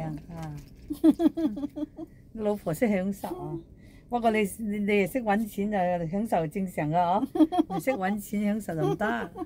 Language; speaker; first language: Cantonese; native; Cantonese